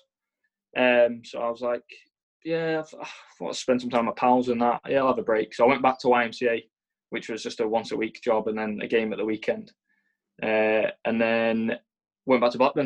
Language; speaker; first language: English; native; English